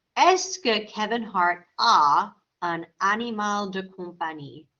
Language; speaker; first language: French; non-native, fluent; English